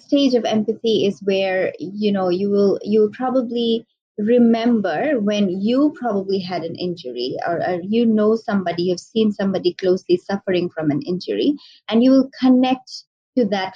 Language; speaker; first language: English; non-native, local second language; Bangla